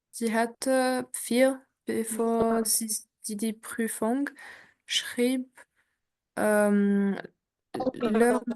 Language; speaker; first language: German; non-native, learner; French